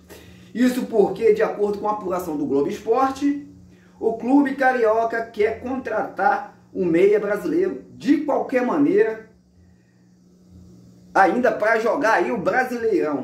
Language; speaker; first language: Portuguese; native; Portuguese